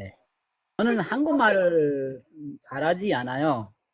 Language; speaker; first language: Korean; non-native, learner; Nepali